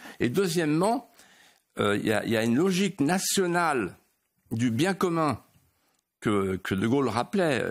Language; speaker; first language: French; native; French